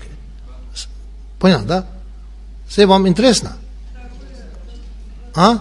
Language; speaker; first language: Russian; non-native, learner; Tibetan